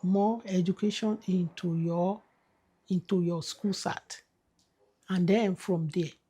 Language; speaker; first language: English; non-native, local second language; Yoruba